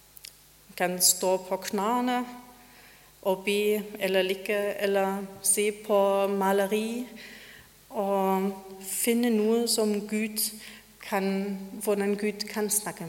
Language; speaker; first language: Norwegian; non-native, fluent; German